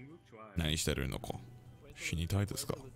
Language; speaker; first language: Japanese; non-native, learner; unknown